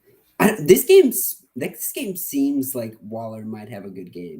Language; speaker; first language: English; native; English